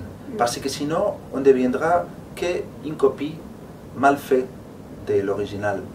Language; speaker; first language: French; non-native, fluent; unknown